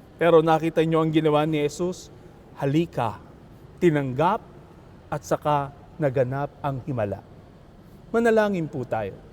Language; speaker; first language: Filipino; native; Filipino